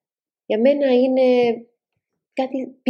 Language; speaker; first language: Greek; early bilingual, heritage; Greek